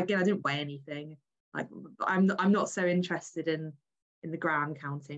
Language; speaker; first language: English; native; English